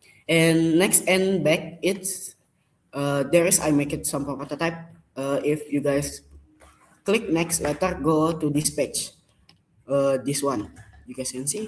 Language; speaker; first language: English; non-native, learner; Indonesian